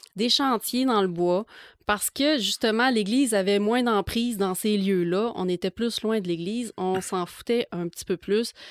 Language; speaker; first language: French; native; French